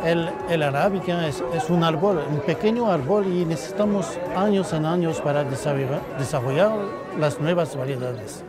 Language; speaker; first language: Spanish; non-native, fluent; French